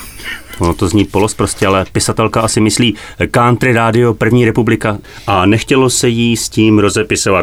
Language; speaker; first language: Czech; native; Czech